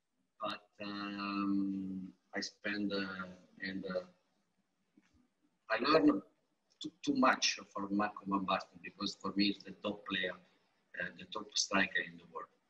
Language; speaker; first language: English; non-native, learner; Italian